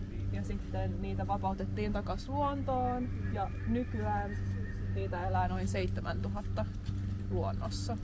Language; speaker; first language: Finnish; native; Finnish